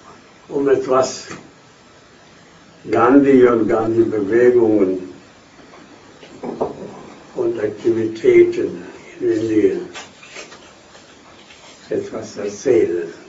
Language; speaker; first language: German; non-native, fluent; Hindi